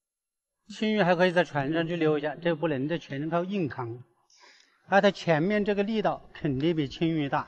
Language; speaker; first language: Chinese; native; Chinese